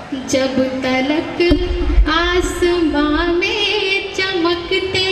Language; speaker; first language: Hindi; native; Hindi